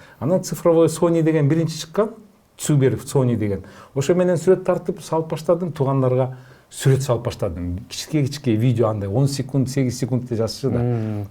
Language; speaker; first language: Kyrgyz; native; Kyrgyz